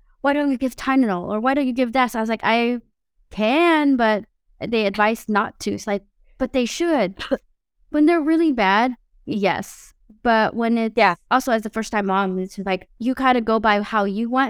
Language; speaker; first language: English; early bilingual, other home language; Filipino